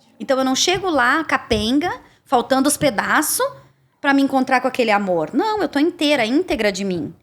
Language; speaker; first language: Portuguese; native; Portuguese